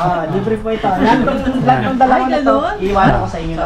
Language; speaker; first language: Filipino; native; Filipino